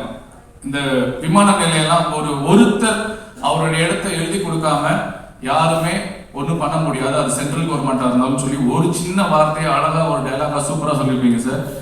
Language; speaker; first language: Tamil; native; Tamil